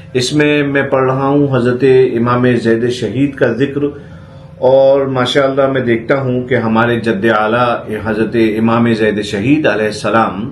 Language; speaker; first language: Urdu; native; Urdu